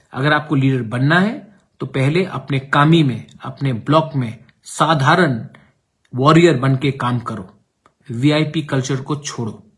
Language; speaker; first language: Hindi; non-native, local second language; Kok Borok